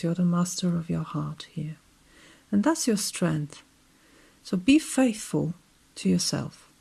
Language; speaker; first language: English; non-native, fluent; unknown